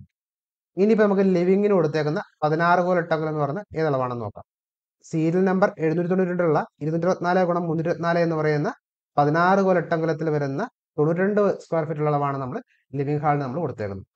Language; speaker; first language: Malayalam; native; Malayalam